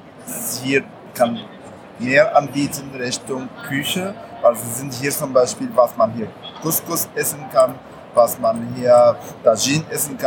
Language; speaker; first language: German; non-native, fluent; Arabic